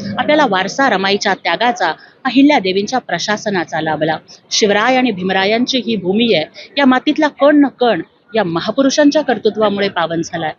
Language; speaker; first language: Marathi; non-native, local second language; Telugu